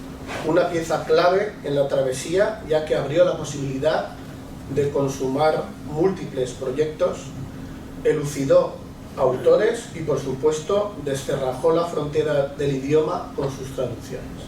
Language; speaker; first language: Spanish; native; Spanish